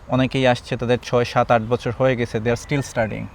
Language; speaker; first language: Bangla; native; Bangla